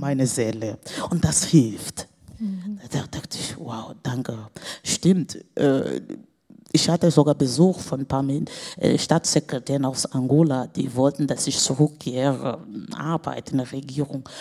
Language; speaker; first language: German; non-native, fluent; Portuguese